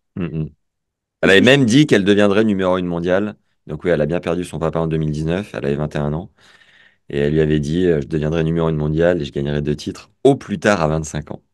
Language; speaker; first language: French; native; French